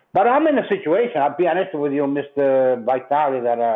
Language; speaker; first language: English; non-native, fluent; Italian